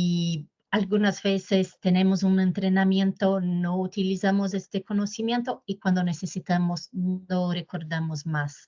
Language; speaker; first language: Spanish; non-native, fluent; Portuguese